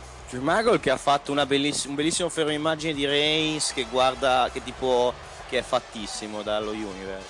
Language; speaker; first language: Italian; native; Italian